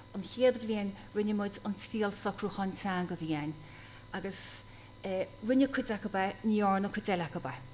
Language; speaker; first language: Irish; native; Irish